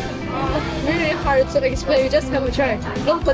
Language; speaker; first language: English; non-native, learner; Chinese